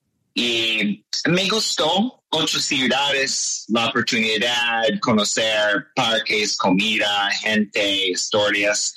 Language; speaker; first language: Spanish; non-native, learner; English